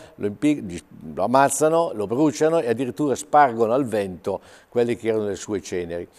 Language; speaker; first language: Italian; native; Italian